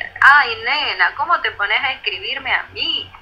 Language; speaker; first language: Spanish; native; Spanish